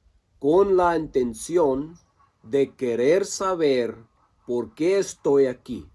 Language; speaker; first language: Spanish; non-native, local second language; Low German